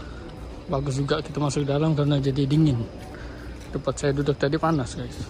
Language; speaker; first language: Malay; early bilingual, heritage; Malay